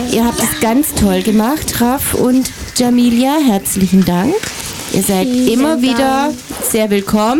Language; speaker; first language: German; native; German